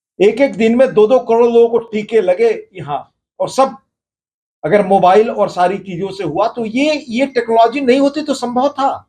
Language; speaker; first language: Hindi; native; Hindi